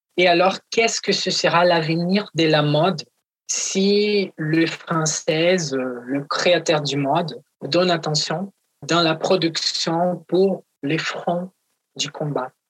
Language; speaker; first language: French; non-native, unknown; Portuguese